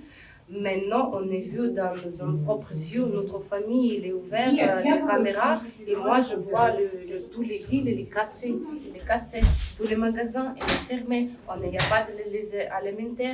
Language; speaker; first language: French; non-native, learner; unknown